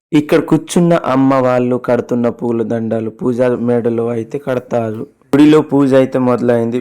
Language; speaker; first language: Telugu; non-native, local second language; Koya